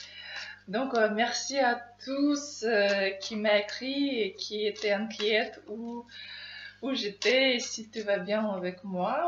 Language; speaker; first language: French; non-native, learner; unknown